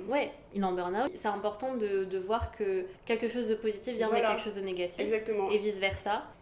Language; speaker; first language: French; native; French